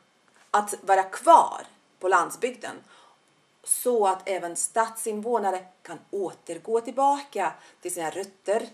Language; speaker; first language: Swedish; non-native, fluent; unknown